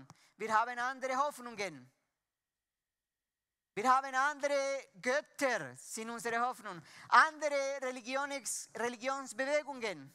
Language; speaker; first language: German; non-native, fluent; Spanish